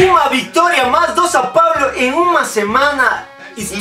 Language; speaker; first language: Portuguese; non-native, learner; Spanish